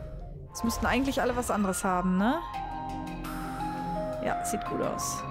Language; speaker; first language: German; native; German